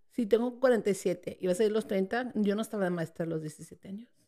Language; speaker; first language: Spanish; early bilingual, heritage; Spanish